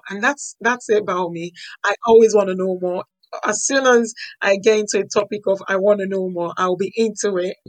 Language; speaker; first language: English; non-native, local second language; Yoruba